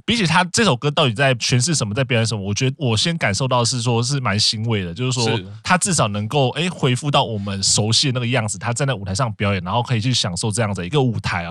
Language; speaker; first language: Chinese; native; Chinese